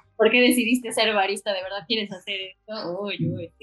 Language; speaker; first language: Spanish; native; Spanish